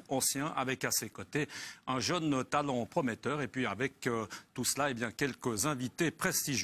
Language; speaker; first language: French; native; French